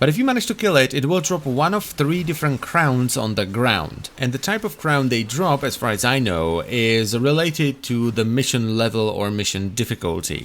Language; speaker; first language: English; non-native, fluent; Czech